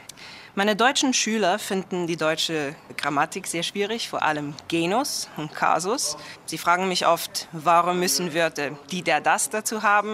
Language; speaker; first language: German; non-native, fluent; Afrikaans